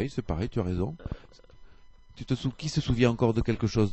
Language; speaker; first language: French; native; French